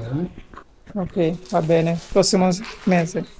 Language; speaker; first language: Italian; non-native, learner; Bangla